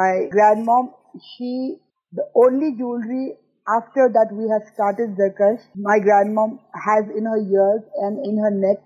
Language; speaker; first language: English; non-native, local second language; Gujarati